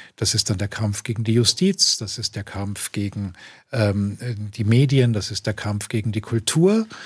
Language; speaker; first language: German; native; German